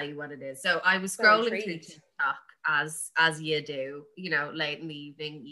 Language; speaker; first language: English; native; English